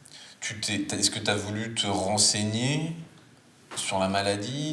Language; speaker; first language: French; native; French